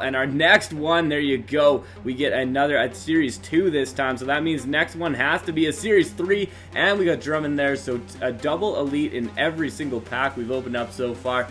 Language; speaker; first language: English; native; English